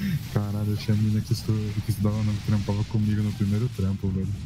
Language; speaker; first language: Portuguese; native; Portuguese